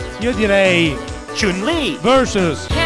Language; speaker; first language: Italian; native; Italian